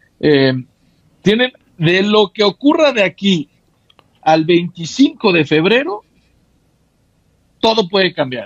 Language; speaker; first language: Spanish; native; Spanish